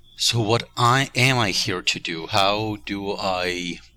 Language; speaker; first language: English; non-native, fluent; Ukrainian